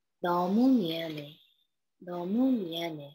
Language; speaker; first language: Korean; non-native, learner; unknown